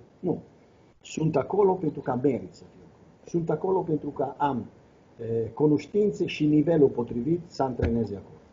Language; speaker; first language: Romanian; non-native, fluent; Italian